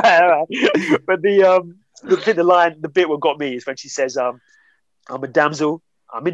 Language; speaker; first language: English; native; English